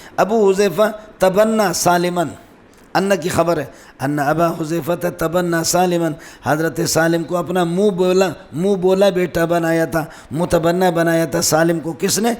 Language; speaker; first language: Urdu; non-native, local second language; Brahui